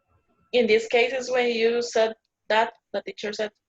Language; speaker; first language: English; non-native, learner; Spanish